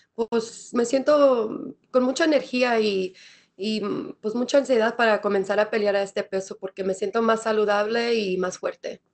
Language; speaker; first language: Spanish; early bilingual, other home language; English